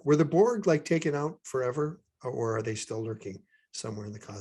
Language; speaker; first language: English; native; English